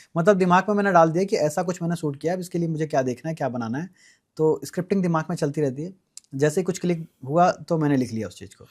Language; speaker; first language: Hindi; native; Hindi